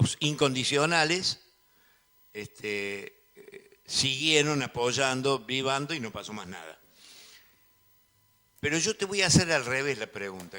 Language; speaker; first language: Spanish; native; Spanish